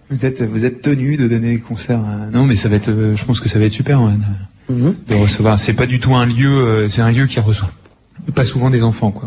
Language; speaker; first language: French; native; French